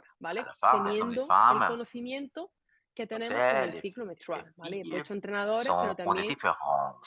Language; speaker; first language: French; non-native, learner; Spanish